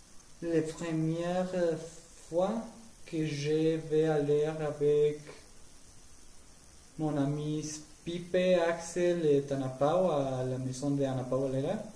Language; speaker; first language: French; non-native, learner; Spanish